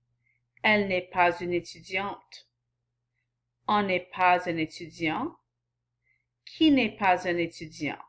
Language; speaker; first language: French; non-native, fluent; English